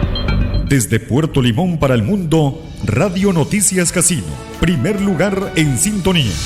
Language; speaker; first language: Spanish; native; Spanish